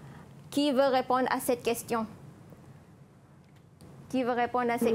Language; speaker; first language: French; non-native, fluent; Malay